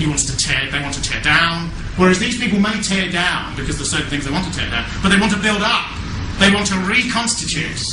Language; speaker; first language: English; native; English